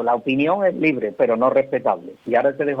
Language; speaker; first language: Spanish; native; Spanish